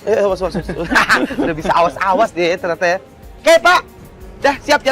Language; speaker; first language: Indonesian; native; Indonesian